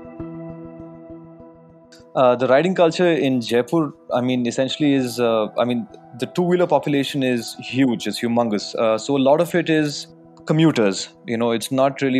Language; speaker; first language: English; non-native, local second language; Hindi